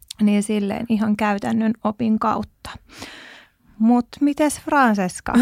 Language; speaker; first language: Finnish; native; Finnish